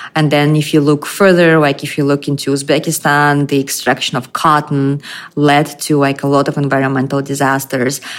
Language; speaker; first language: English; non-native, fluent; Russian